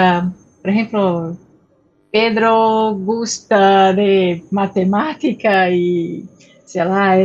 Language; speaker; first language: Spanish; non-native, fluent; Portuguese